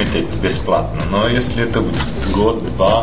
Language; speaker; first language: Russian; non-native, fluent; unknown